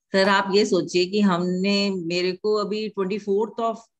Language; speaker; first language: Hindi; native; Hindi